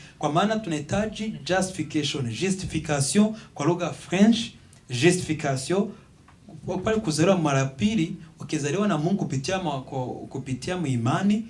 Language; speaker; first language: Swahili; non-native, local second language; Kinyarwanda